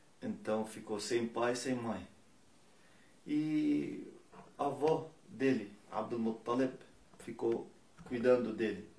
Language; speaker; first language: Portuguese; non-native, learner; Persian